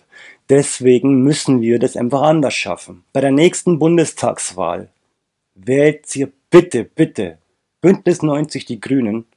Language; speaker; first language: German; native; German